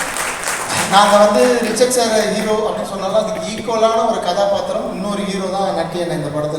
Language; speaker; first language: Tamil; native; Tamil